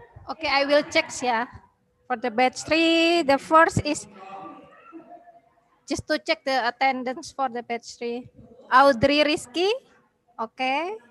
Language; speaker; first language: English; non-native, learner; Indonesian